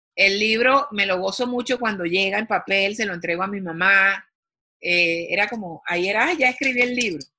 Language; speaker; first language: Spanish; native; Spanish